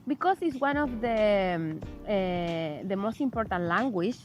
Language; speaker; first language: English; non-native, learner; Spanish